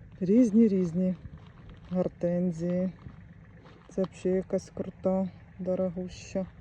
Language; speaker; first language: Ukrainian; native; Ukrainian